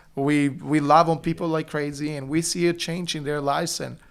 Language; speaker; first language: English; non-native, fluent; Bulgarian